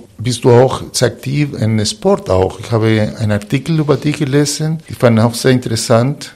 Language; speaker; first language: German; non-native, fluent; Spanish